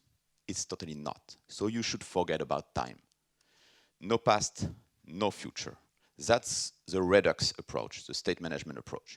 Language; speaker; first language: English; non-native, fluent; French